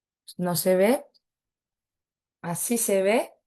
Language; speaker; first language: Spanish; non-native, fluent; Portuguese